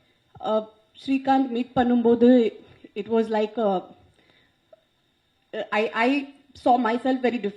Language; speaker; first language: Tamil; non-native, local second language; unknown